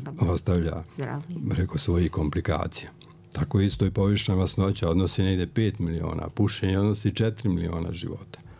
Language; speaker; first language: Croatian; native; Croatian